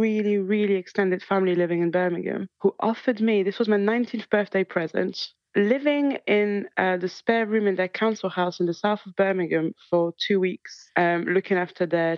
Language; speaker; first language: English; non-native, fluent; French